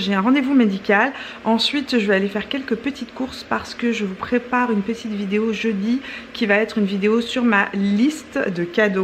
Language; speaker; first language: French; native; French